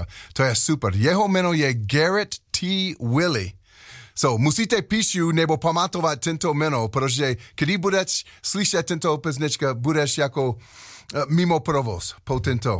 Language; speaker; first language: Czech; non-native, learner; English